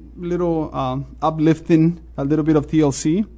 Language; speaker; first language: English; non-native, fluent; Spanish